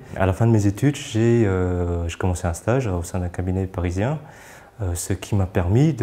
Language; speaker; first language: French; non-native, fluent; Vietnamese